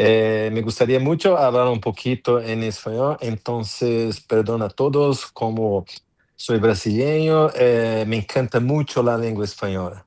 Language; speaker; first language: Spanish; non-native, fluent; Portuguese